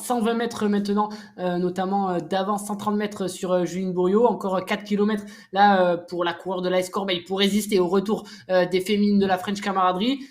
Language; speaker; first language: French; native; French